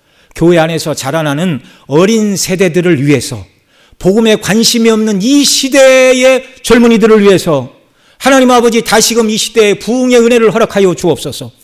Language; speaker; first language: Korean; native; Korean